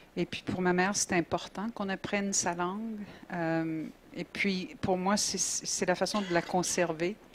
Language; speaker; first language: French; native; French